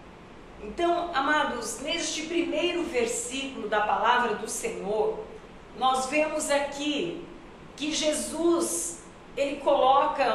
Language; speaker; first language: Portuguese; native; Portuguese